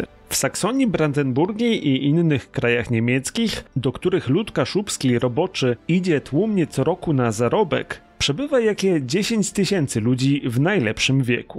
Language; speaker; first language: Polish; native; Polish